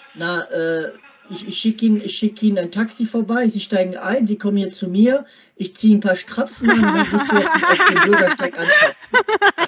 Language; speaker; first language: German; native; German